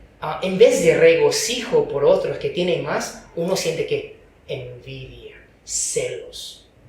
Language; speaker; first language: Spanish; non-native, fluent; Chinese